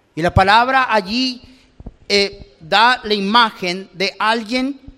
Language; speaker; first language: Spanish; early bilingual, heritage; Spanish